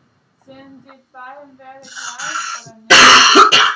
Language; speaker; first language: German; non-native, learner; English